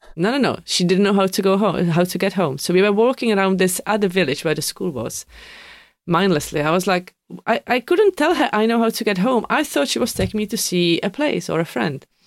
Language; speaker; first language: English; non-native, fluent; Czech